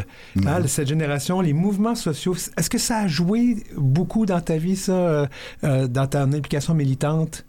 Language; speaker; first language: French; native; French